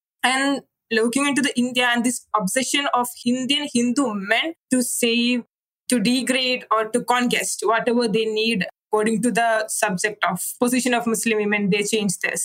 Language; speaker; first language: English; non-native, local second language; Malayalam